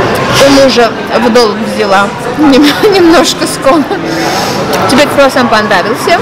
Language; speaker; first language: Russian; non-native, fluent; Armenian